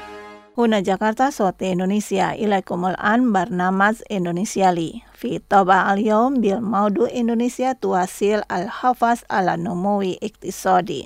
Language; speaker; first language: Arabic; non-native, fluent; Indonesian